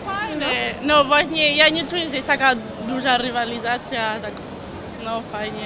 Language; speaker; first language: Polish; early bilingual, heritage; Spanish